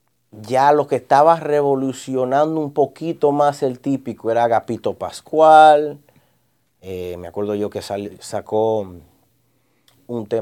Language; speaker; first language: Spanish; early bilingual, heritage; Spanish